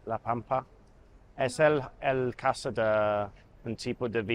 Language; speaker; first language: Spanish; non-native, learner; English